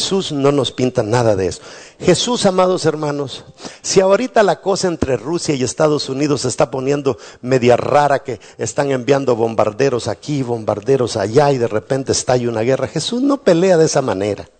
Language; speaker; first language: Spanish; native; Spanish